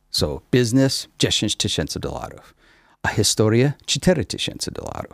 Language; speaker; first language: Polish; non-native, learner; English